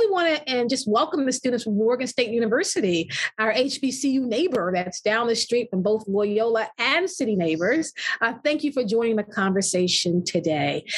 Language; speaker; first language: English; native; English